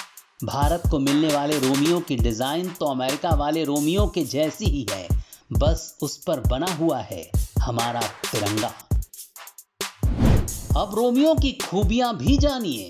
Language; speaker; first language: Hindi; native; Hindi